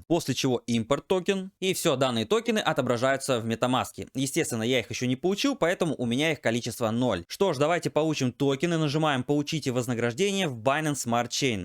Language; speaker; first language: Russian; native; Russian